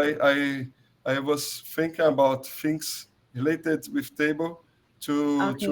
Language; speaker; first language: English; non-native, learner; Portuguese